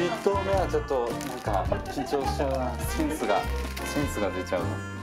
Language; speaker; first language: Japanese; native; Japanese